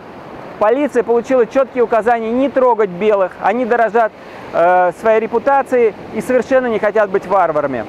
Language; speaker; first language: Russian; native; Russian